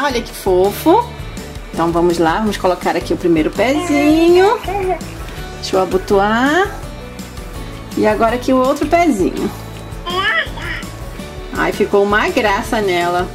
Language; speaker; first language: Portuguese; native; Portuguese